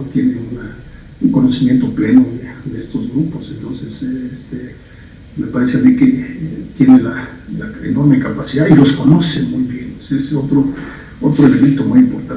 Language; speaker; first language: Spanish; native; Spanish